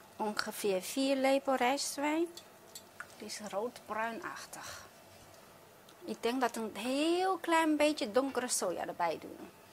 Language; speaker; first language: Dutch; non-native, fluent; Chinese